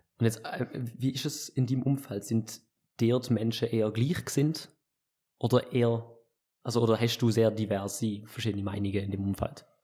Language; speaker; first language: German; native; German